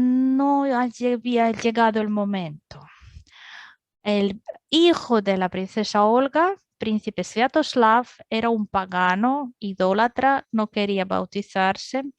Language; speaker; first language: Spanish; non-native, fluent; Russian